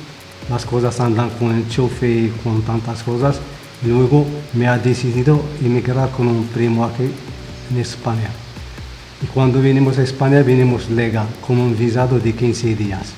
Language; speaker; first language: Spanish; non-native, fluent; Arabic